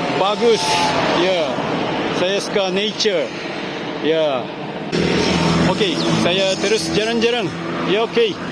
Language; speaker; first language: Malay; non-native, learner; Japanese